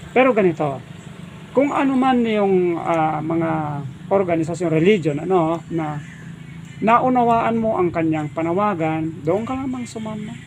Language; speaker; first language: Filipino; non-native, local second language; Iloko